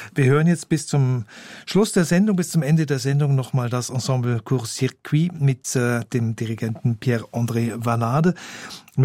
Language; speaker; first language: German; native; German